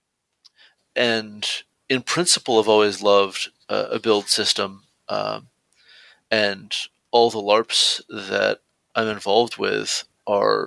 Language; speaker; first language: English; native; English